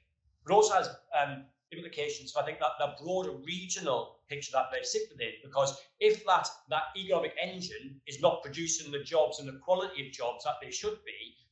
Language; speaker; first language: English; native; English